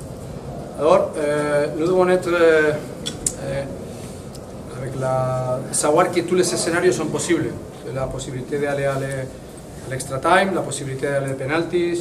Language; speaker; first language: French; non-native, fluent; Spanish